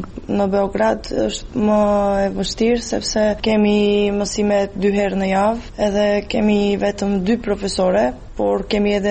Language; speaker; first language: Albanian; non-native, fluent; Serbian